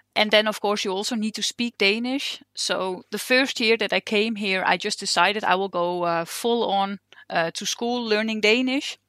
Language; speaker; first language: English; non-native, fluent; Dutch